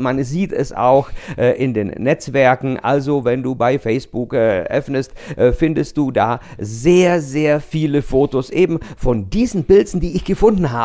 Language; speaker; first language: German; non-native, fluent; Czech